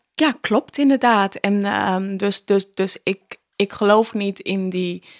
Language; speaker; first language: Dutch; early bilingual, other home language; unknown